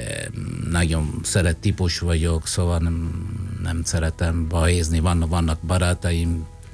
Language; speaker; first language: Hungarian; non-native, fluent; Italian